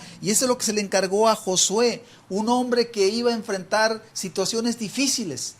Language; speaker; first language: Spanish; native; Spanish